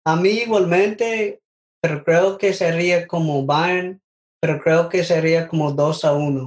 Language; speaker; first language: Spanish; non-native, learner; English